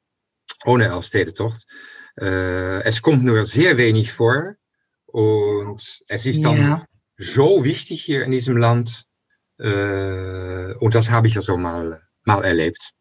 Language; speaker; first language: German; non-native, fluent; Dutch